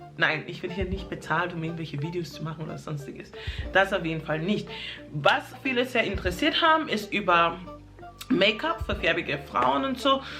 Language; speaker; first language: German; early bilingual, other home language; English